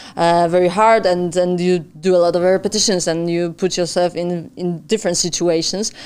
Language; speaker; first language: English; non-native, fluent; Polish